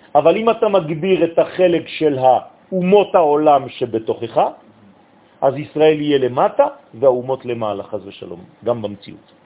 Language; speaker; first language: Hebrew; non-native, fluent; French